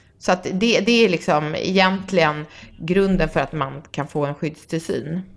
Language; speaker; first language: Swedish; native; Swedish